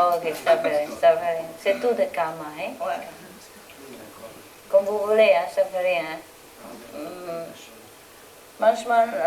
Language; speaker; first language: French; non-native, learner; Vietnamese